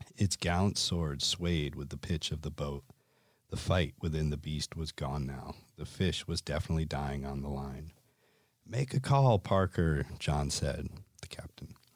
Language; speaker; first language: English; native; English